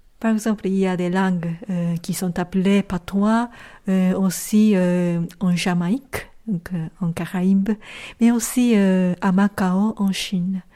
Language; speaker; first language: French; non-native, fluent; Japanese